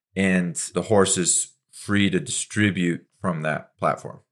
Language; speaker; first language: English; native; English